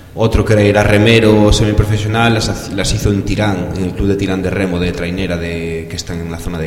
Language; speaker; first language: Spanish; non-native, local second language; Galician